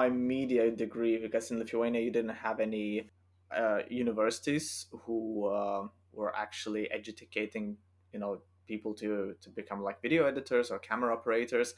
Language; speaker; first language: English; non-native, fluent; Lithuanian